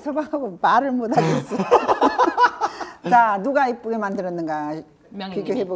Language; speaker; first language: Korean; native; Korean